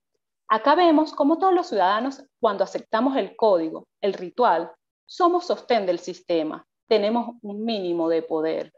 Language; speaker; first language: Spanish; native; Spanish